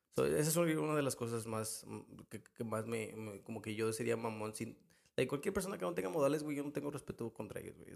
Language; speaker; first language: Spanish; early bilingual, heritage; Spanish